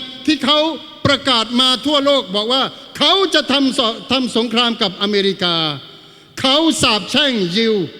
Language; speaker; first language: Thai; non-native, local second language; Malay